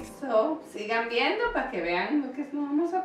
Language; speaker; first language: Spanish; early bilingual, heritage; Spanish